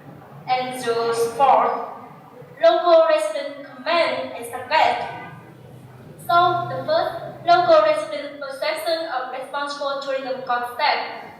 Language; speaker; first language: English; non-native, learner; Vietnamese